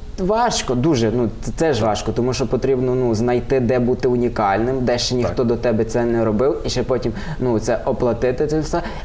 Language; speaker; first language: Ukrainian; native; Ukrainian